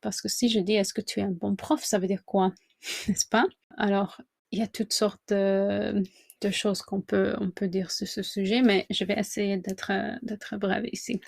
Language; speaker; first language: French; non-native, fluent; English